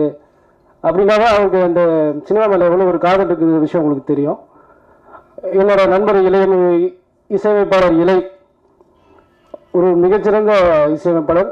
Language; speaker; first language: Tamil; native; Tamil